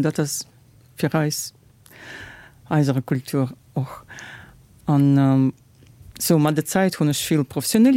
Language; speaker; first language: German; non-native, learner; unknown